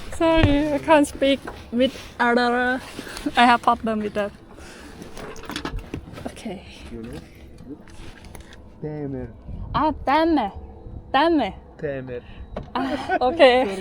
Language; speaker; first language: English; non-native, learner; Thai